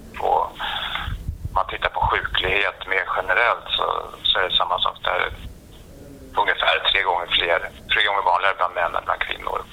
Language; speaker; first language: Swedish; native; Swedish